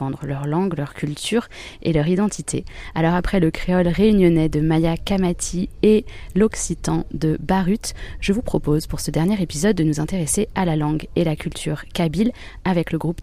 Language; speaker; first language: French; native; French